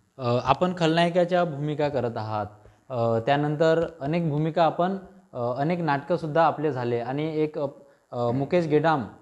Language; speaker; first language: Marathi; native; Marathi